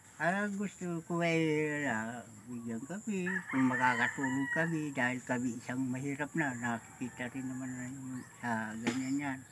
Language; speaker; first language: Filipino; native; Filipino